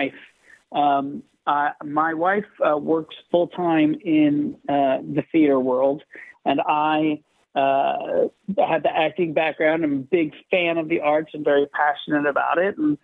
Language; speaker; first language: English; native; English